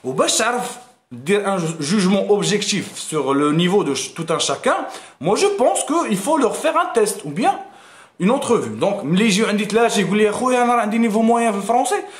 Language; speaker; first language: French; non-native, local second language; Arabic